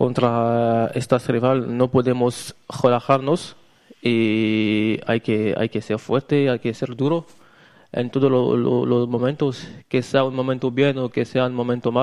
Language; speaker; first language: Spanish; non-native, learner; French